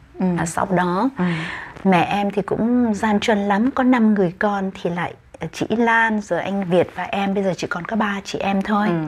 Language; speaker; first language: Vietnamese; native; Vietnamese